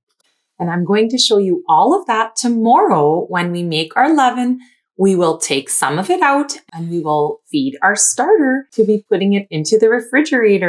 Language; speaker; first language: English; native; English